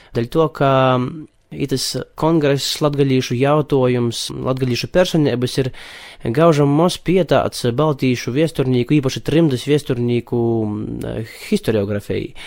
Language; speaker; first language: Latvian; native; Latvian